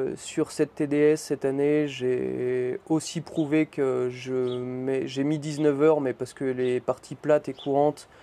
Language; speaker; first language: French; native; French